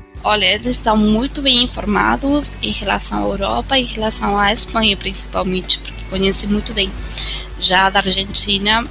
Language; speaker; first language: Portuguese; non-native, fluent; Spanish